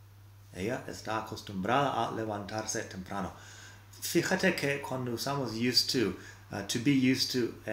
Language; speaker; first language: Spanish; non-native, fluent; English